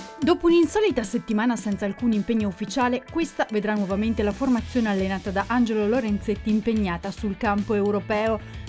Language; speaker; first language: Italian; native; Italian